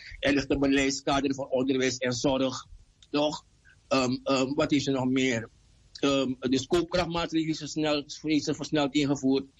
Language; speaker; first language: Dutch; native; Dutch